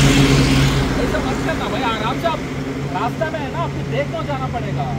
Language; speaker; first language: Hindi; non-native, local second language; Telugu